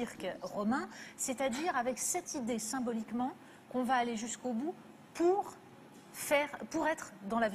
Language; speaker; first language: French; native; French